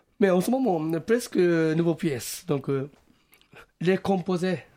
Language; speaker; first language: French; non-native, learner; Japanese